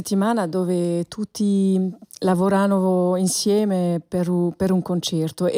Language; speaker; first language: Italian; non-native, fluent; Albanian